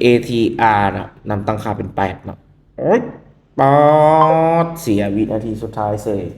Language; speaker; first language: Thai; non-native, local second language; Northeastern Thai